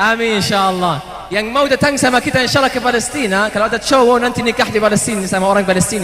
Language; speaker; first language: Indonesian; non-native, fluent; Arabic